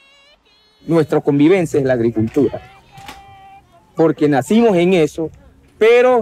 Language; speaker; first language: Spanish; non-native, local second language; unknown